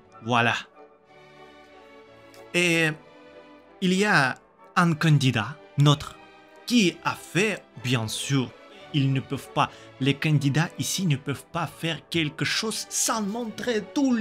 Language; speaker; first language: French; non-native, learner; Russian